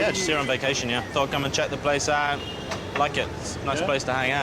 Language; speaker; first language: English; native; English